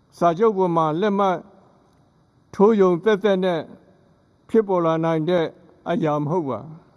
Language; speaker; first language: Burmese; non-native, local second language; S'gaw Karen